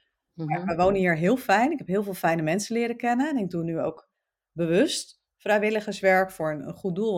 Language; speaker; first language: Dutch; native; Dutch